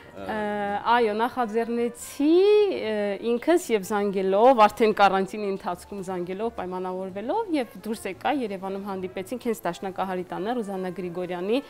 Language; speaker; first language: Armenian; native; Armenian